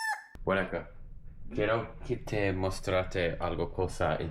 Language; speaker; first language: Spanish; non-native, learner; English